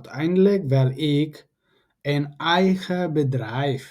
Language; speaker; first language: Dutch; non-native, fluent; Tigrinya